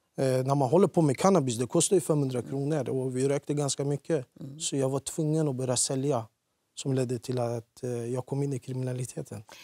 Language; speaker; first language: Swedish; early bilingual, other home language; Central Kurdish